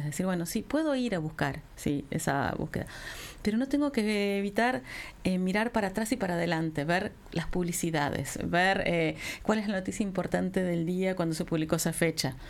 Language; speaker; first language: Spanish; native; Spanish